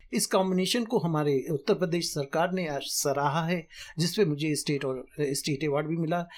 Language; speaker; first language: Hindi; native; Hindi